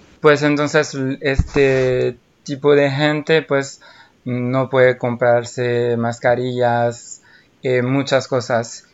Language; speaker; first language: Spanish; non-native, fluent; French